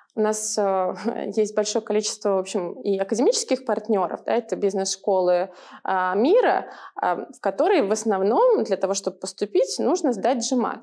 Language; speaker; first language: Russian; native; Russian